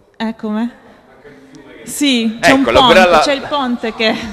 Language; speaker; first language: Italian; native; Italian